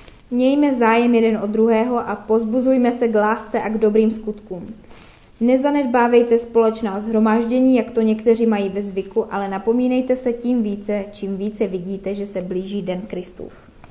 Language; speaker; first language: Czech; native; Czech